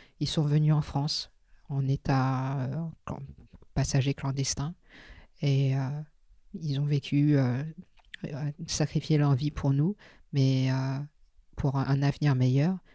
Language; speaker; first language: French; non-native, local second language; Min Nan Chinese